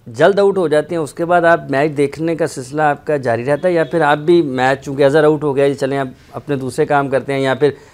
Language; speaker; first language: Urdu; non-native, local second language; Punjabi